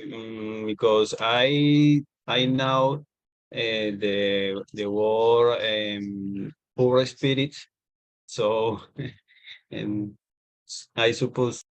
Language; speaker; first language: English; non-native, learner; Spanish